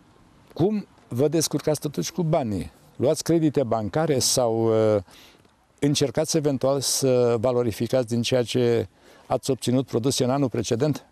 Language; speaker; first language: Romanian; native; Romanian